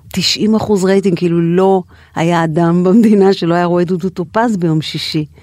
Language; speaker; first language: Hebrew; native; Hebrew